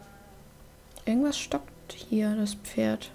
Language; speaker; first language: German; native; German